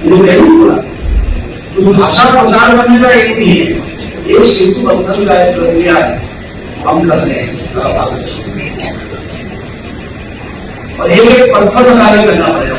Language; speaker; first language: Hindi; non-native, learner; Bangla